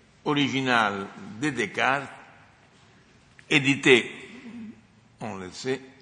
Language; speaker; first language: French; non-native, fluent; Italian